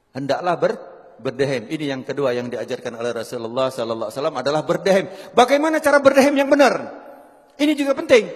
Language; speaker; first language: Indonesian; native; Indonesian